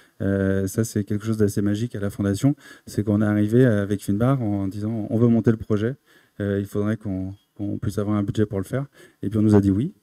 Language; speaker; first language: French; native; French